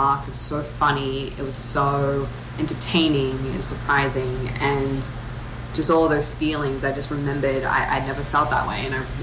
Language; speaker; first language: English; non-native, local second language; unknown